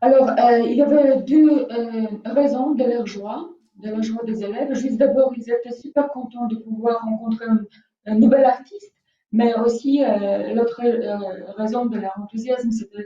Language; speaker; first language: French; non-native, fluent; Polish